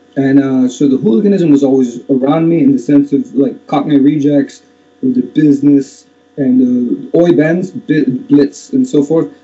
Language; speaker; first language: English; native; English